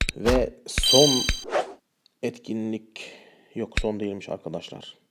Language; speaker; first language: Turkish; early bilingual, heritage; Turkish